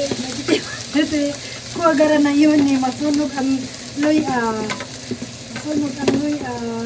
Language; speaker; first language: Japanese; non-native, learner; Cebuano